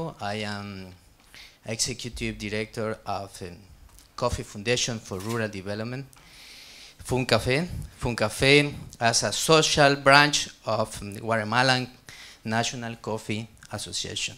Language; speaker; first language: English; non-native, learner; Spanish